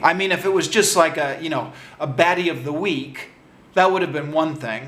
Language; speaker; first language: English; native; English